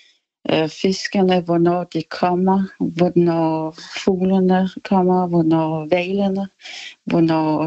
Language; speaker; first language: Danish; non-native, local second language; Kalaallisut